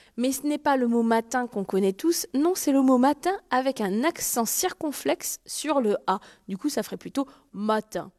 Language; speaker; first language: French; native; French